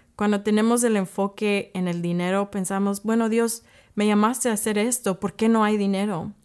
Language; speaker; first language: Spanish; early bilingual, heritage; English